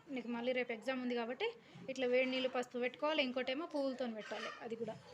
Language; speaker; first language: Telugu; native; Telugu